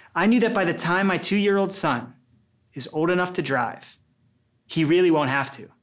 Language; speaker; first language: English; native; English